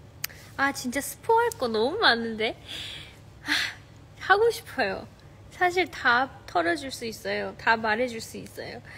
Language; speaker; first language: Korean; non-native, fluent; Chinese